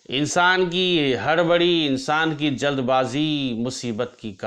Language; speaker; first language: Hindi; non-native, local second language; Assamese